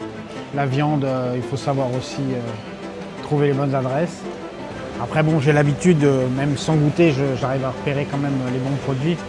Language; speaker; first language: French; native; French